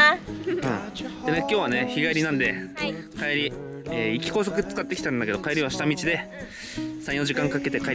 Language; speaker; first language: Japanese; native; Japanese